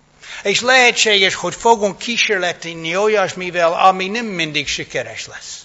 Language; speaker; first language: Hungarian; non-native, fluent; English